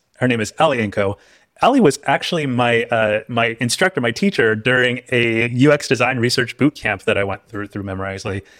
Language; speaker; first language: English; native; English